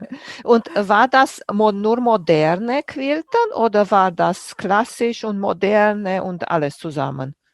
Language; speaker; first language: German; non-native, fluent; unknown